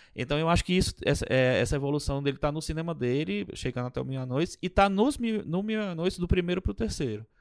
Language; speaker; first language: Portuguese; native; Portuguese